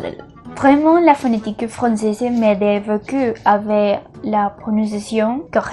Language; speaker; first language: French; non-native, learner; Spanish